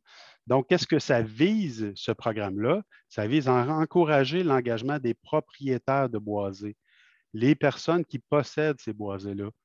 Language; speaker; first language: French; native; French